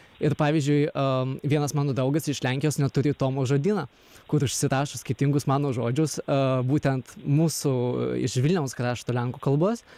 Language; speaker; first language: Lithuanian; non-native, local second language; Polish